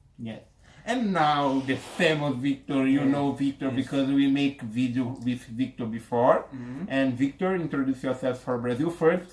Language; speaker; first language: English; non-native, learner; Portuguese